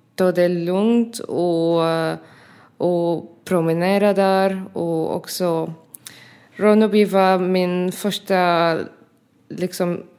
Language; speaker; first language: Swedish; non-native, learner; Arabic